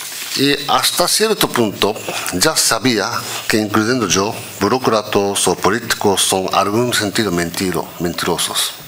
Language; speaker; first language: Spanish; non-native, fluent; Japanese